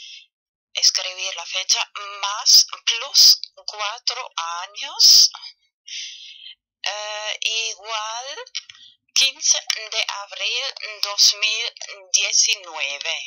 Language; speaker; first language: Spanish; non-native, fluent; German